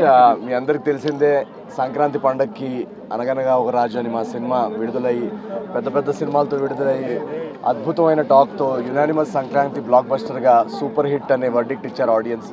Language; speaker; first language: Telugu; native; Telugu